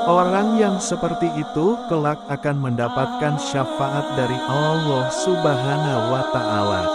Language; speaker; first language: Indonesian; native; Indonesian